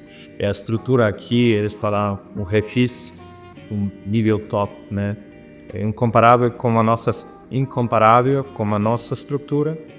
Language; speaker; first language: Portuguese; non-native, fluent; German